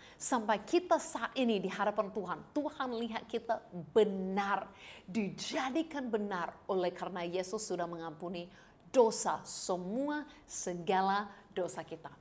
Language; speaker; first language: Indonesian; non-native, fluent; English